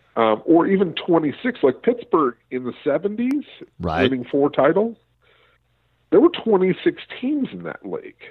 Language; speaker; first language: English; native; English